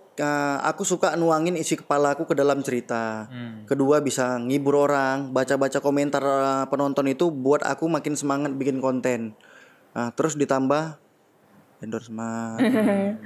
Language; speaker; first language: Indonesian; native; Indonesian